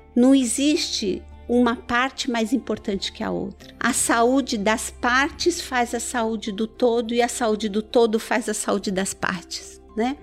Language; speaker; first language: Portuguese; early bilingual, other home language; Persian